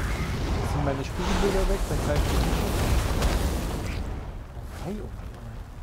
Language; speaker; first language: German; native; German